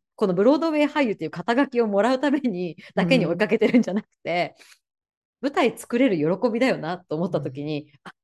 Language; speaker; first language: Japanese; native; Japanese